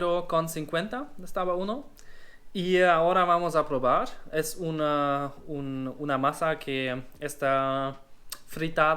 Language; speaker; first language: Spanish; non-native, learner; German